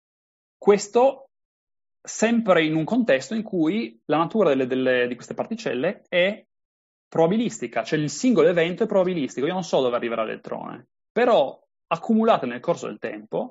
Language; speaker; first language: Italian; native; Italian